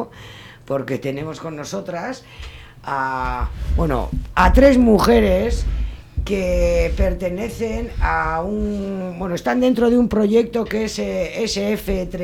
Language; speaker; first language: Spanish; native; Spanish